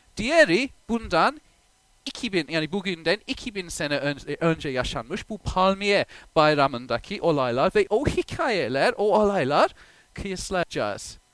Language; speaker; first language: Turkish; non-native, fluent; English